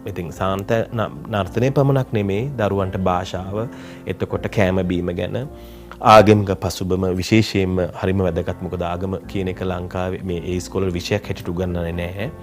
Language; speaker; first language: Sinhala; native; Sinhala